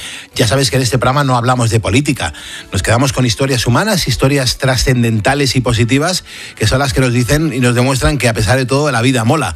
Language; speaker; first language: Spanish; native; Spanish